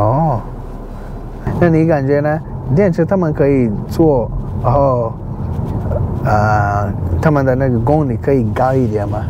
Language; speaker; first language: Chinese; non-native, learner; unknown